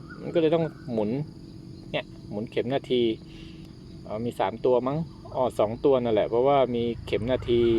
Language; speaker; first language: Thai; native; Thai